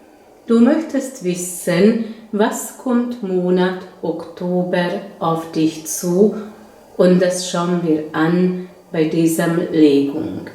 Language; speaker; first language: German; non-native, fluent; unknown